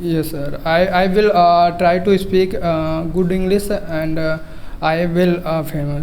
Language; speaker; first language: English; non-native, learner; Hindi